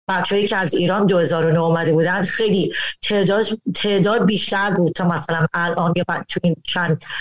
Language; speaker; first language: Persian; early bilingual, heritage; Persian